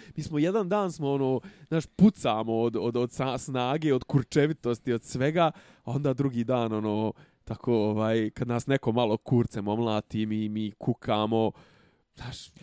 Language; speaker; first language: Bosnian; native; Bosnian